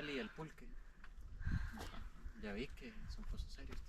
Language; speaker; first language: Spanish; native; Spanish